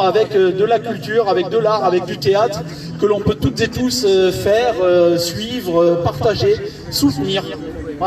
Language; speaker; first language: French; native; French